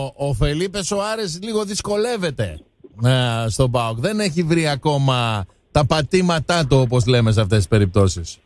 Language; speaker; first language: Greek; native; Greek